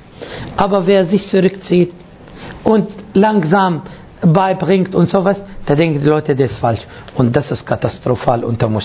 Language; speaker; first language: German; non-native, fluent; Arabic